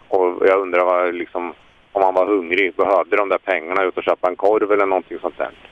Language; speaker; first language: Swedish; native; Swedish